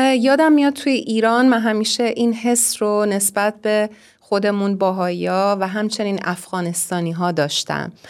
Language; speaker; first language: Persian; native; Persian